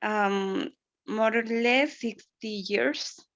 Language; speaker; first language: English; non-native, learner; Spanish